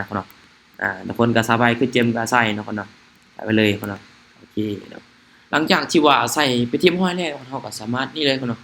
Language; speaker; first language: Thai; non-native, local second language; Lao